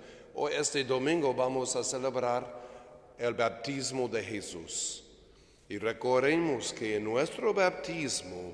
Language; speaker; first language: Spanish; non-native, fluent; English